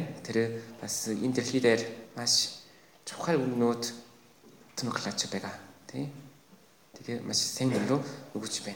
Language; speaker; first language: Mongolian; non-native, fluent; Korean